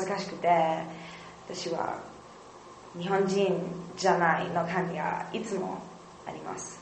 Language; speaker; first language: Japanese; non-native, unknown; English